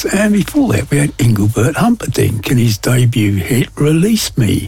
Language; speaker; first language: English; native; English